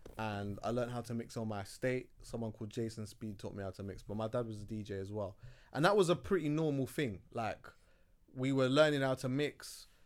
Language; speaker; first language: English; native; English